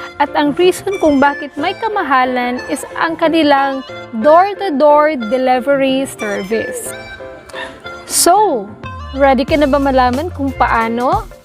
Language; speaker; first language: Filipino; non-native, local second language; Cebuano